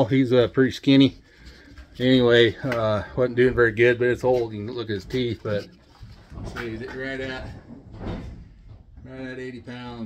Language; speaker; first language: English; native; English